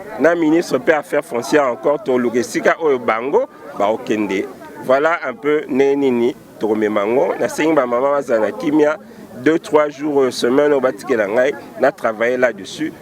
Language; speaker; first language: Lingala; native; Lingala